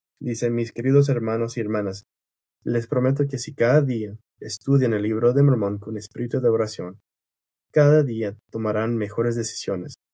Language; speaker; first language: Spanish; non-native, fluent; English